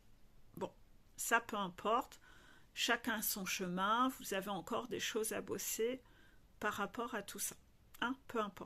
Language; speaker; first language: French; native; French